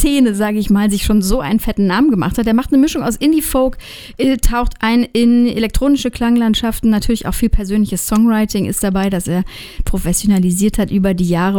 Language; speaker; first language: German; native; German